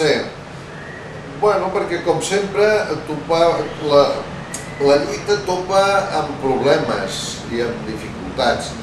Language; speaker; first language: Catalan; native; Catalan